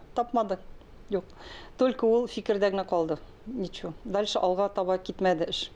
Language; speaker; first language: Tatar; non-native, local second language; Russian